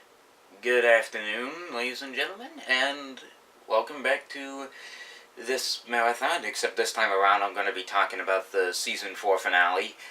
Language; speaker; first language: English; native; English